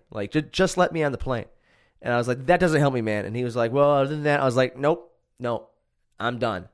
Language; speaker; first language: English; native; English